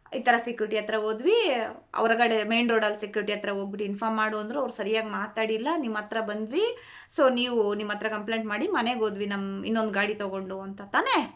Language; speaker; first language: Kannada; non-native, local second language; Telugu